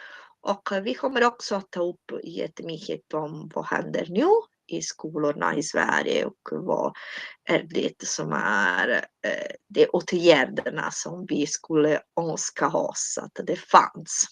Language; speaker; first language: Swedish; non-native, fluent; Italian